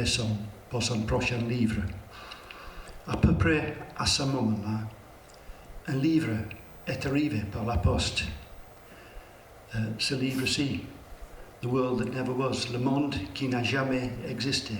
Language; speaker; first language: French; non-native, learner; English